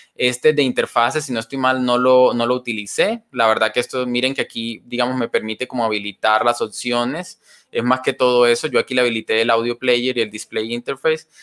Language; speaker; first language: Spanish; native; Spanish